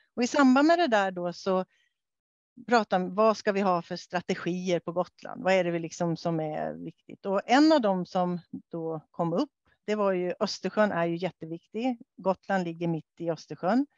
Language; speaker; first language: Swedish; native; Swedish